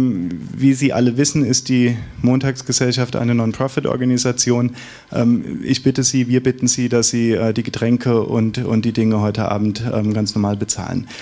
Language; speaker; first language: German; native; German